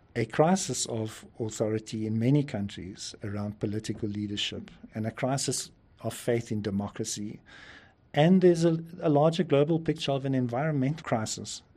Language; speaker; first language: English; native; English